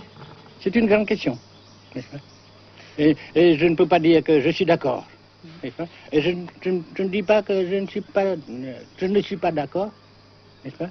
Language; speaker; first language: French; non-native, fluent; Vietnamese